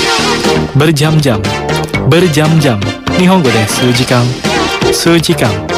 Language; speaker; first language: Japanese; non-native, fluent; Indonesian